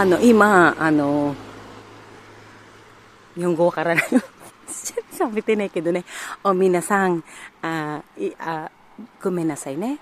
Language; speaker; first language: Japanese; non-native, learner; Filipino